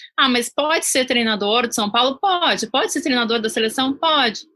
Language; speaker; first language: Portuguese; native; Portuguese